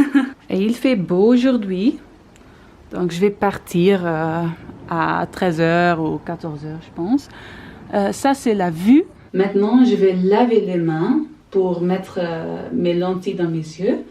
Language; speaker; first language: French; non-native, learner; Dutch